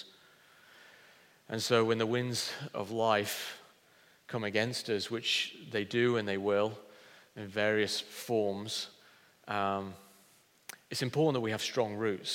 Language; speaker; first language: English; native; English